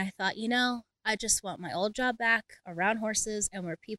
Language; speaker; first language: English; native; English